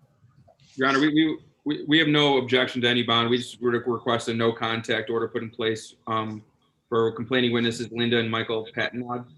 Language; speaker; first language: English; native; English